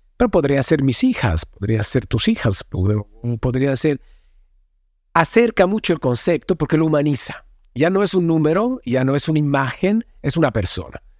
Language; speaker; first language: Spanish; non-native, fluent; Italian